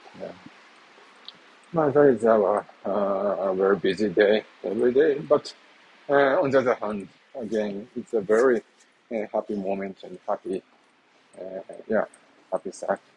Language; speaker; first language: English; non-native, learner; Japanese